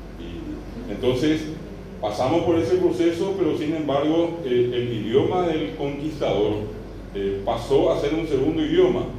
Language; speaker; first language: Spanish; non-native, local second language; Guarani